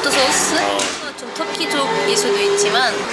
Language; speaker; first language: Korean; non-native, local second language; Arabic